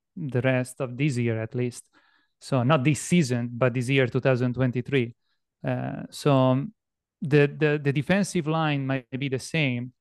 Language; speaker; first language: English; non-native, fluent; Italian